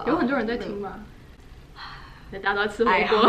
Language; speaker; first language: Chinese; early bilingual, heritage; Chinese